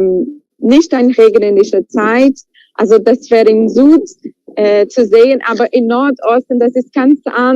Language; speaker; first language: German; non-native, fluent; Portuguese